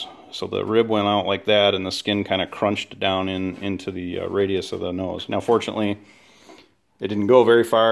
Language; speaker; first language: English; native; English